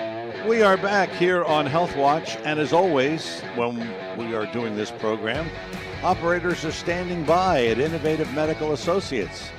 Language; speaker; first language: English; native; English